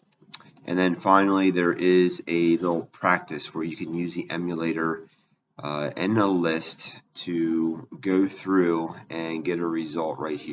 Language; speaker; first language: English; native; English